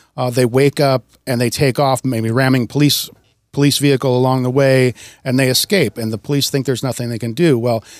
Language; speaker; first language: English; native; English